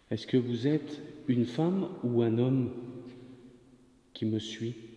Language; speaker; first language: French; native; French